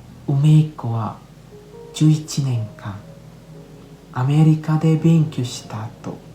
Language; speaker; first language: Japanese; non-native, learner; Indonesian